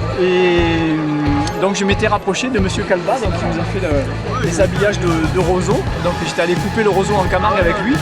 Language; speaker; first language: French; native; French